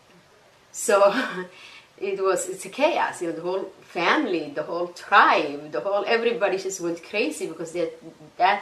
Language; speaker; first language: English; non-native, fluent; Somali